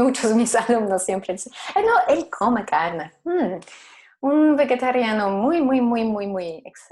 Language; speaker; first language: Spanish; non-native, fluent; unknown